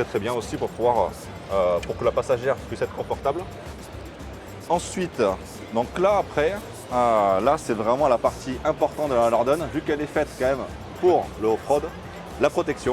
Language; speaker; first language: French; native; French